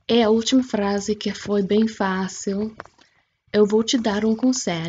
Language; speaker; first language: Portuguese; non-native, fluent; English